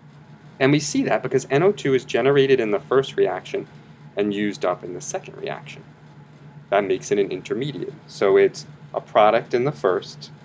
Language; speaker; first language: English; native; English